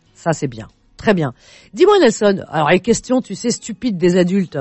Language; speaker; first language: French; native; French